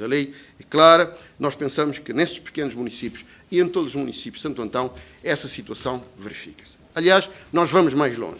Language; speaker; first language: Portuguese; native; Portuguese